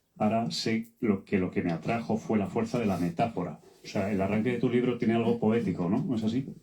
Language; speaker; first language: Spanish; native; Spanish